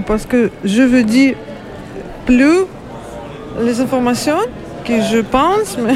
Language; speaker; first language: French; non-native, learner; Ukrainian